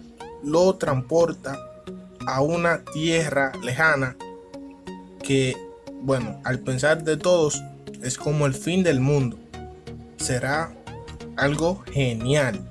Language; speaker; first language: Spanish; native; Spanish